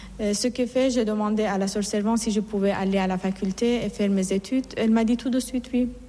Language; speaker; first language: French; non-native, fluent; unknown